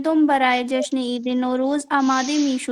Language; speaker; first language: Persian; non-native, learner; Urdu